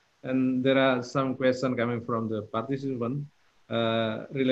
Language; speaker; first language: English; non-native, fluent; Indonesian